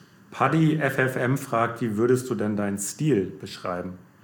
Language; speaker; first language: German; native; German